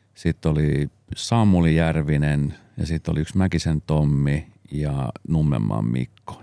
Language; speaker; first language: Finnish; early bilingual, other home language; Spanish